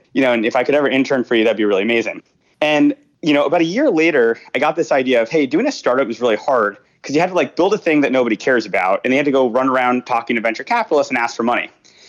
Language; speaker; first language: English; native; English